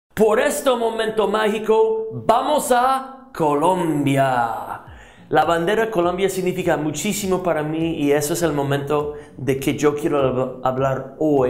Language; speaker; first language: Spanish; non-native, fluent; English